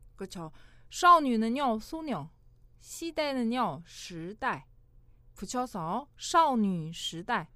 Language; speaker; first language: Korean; non-native, local second language; Chinese